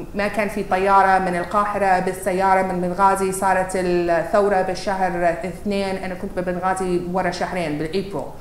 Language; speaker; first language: Arabic; non-native, fluent; English